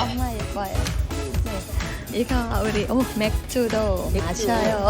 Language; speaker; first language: Korean; non-native, learner; Thai